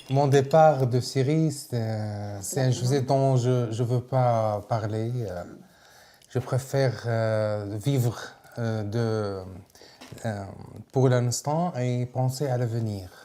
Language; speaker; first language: French; non-native, learner; Arabic